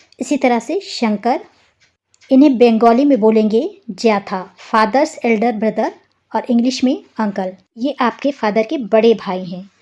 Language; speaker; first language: Hindi; native; Hindi